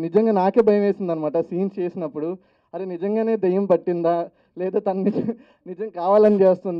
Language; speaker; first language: Telugu; native; Telugu